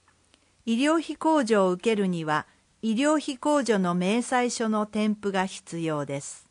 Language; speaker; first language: Japanese; native; Japanese